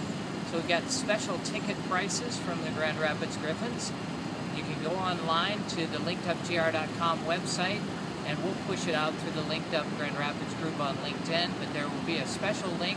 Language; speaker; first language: English; native; English